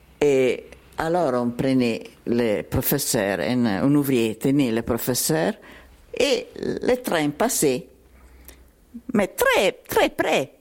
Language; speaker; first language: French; non-native, learner; Italian